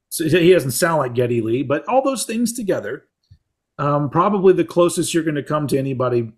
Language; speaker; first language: English; native; English